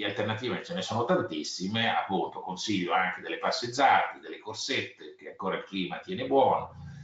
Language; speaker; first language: Italian; native; Italian